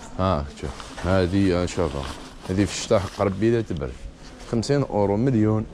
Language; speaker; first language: Arabic; native; Arabic